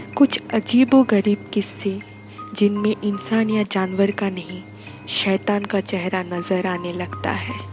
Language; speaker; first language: Hindi; non-native, local second language; Bangla